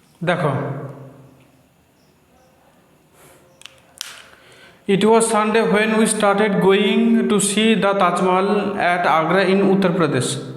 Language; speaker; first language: English; non-native, local second language; Bangla